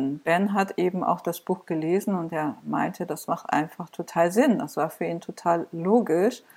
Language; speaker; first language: German; native; German